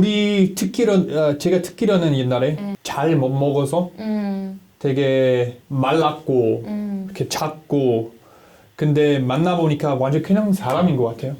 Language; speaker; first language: Korean; non-native, learner; English